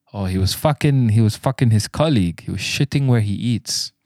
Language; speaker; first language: English; non-native, local second language; Malay